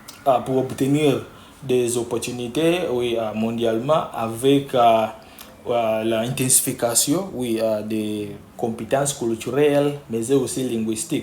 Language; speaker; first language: French; non-native, fluent; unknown